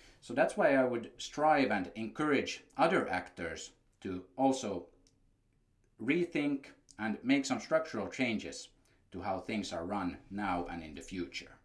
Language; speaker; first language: English; non-native, fluent; Finnish